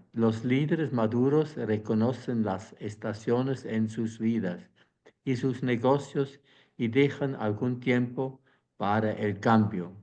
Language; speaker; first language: Spanish; non-native, fluent; Swiss German